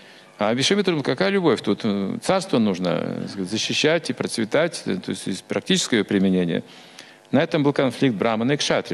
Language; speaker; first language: Russian; native; Russian